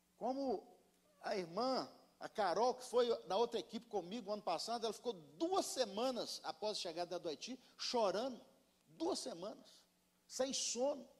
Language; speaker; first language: Portuguese; native; Portuguese